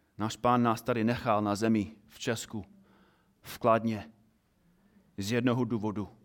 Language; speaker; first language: Czech; non-native, fluent; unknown